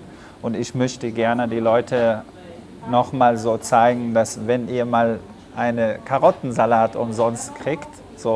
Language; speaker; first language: German; non-native, fluent; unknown